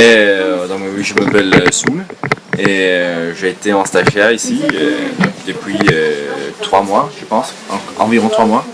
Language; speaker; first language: French; non-native, fluent; Danish